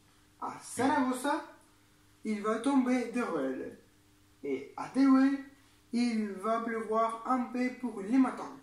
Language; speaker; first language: French; non-native, learner; Spanish